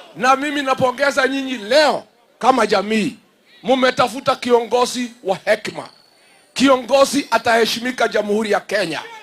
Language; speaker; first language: Swahili; non-native, local second language; Kikuyu